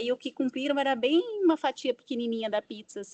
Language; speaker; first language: Portuguese; native; Portuguese